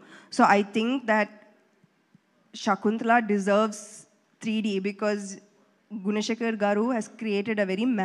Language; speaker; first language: Telugu; non-native, fluent; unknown